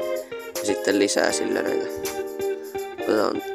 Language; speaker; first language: Finnish; native; Finnish